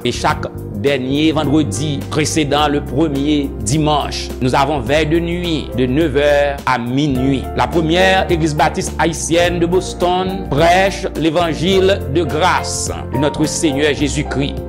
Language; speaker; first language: French; native; French